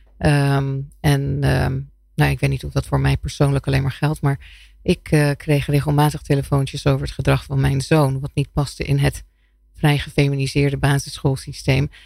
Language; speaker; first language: Dutch; non-native, fluent; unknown